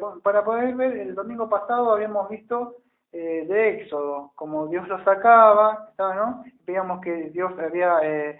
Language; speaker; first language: Spanish; native; Spanish